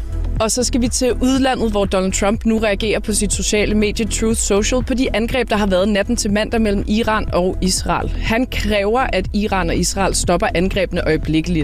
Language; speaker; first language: Danish; native; Danish